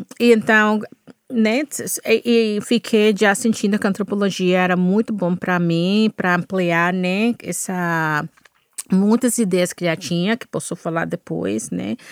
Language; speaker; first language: Portuguese; non-native, fluent; English